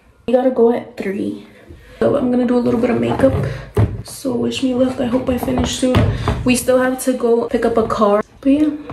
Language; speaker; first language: English; early bilingual, other home language; Spanish